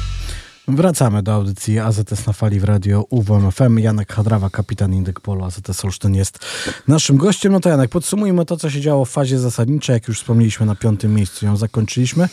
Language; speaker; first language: Polish; native; Polish